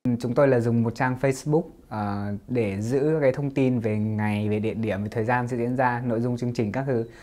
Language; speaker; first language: Vietnamese; non-native, local second language; Hmong